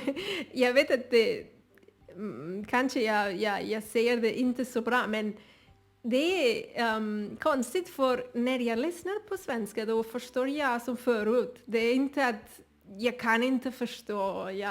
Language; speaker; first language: Swedish; non-native, learner; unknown